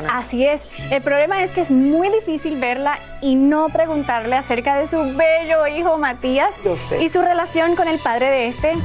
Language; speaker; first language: Spanish; native; Spanish